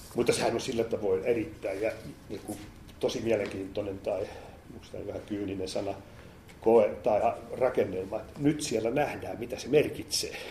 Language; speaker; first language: Finnish; native; Finnish